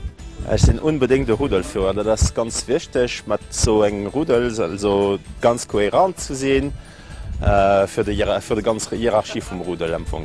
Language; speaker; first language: German; non-native, learner; French